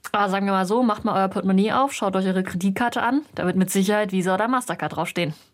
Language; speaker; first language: German; native; German